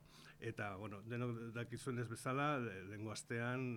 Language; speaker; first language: Basque; non-native, local second language; Spanish